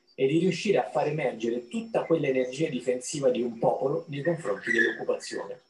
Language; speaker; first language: Italian; non-native, fluent; Albanian